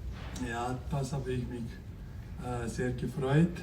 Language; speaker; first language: German; non-native, learner; Tibetan